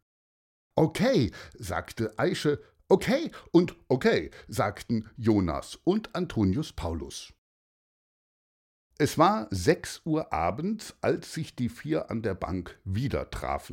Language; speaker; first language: German; native; German